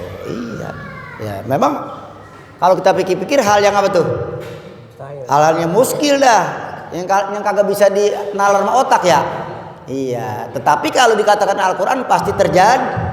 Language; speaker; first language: Indonesian; native; Indonesian